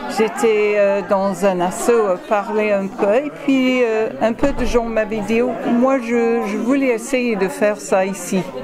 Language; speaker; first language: French; non-native, fluent; English